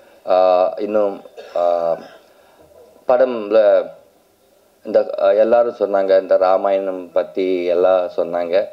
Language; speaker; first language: Tamil; non-native, learner; Telugu